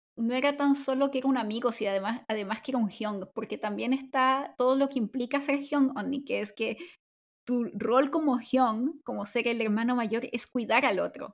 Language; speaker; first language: Spanish; native; Spanish